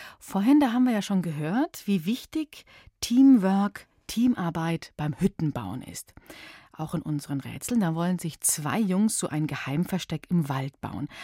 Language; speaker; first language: German; native; German